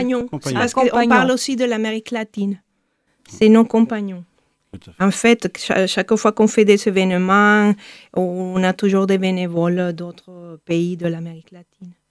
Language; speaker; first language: French; non-native, fluent; Spanish